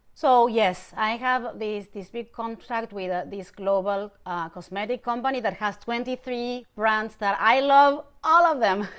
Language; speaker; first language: English; non-native, fluent; Spanish